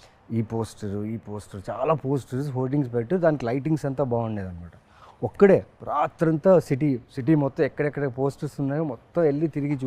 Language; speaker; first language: Telugu; native; Telugu